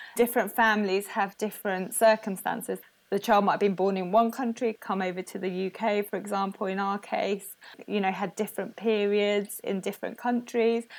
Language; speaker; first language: English; non-native, local second language; Spanish